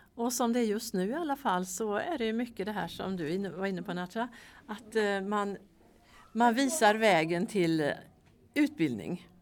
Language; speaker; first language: Swedish; native; Swedish